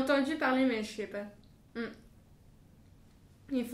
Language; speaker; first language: French; non-native, fluent; Bulgarian